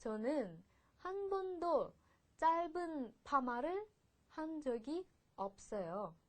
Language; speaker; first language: Korean; non-native, fluent; Russian